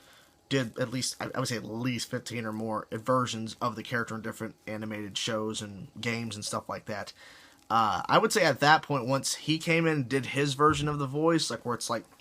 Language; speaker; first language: English; native; English